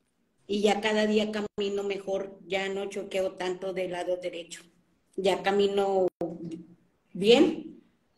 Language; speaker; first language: Spanish; native; Spanish